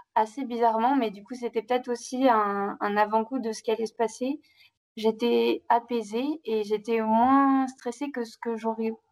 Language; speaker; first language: French; native; French